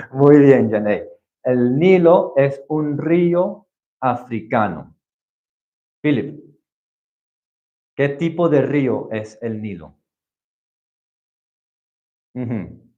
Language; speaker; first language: Spanish; non-native, fluent; English